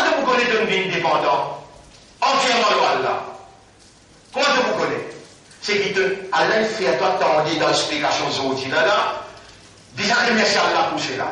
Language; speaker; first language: French; non-native, local second language; Morisyen